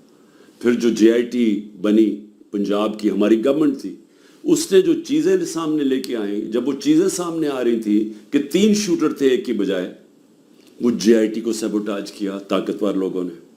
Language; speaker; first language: Urdu; native; Urdu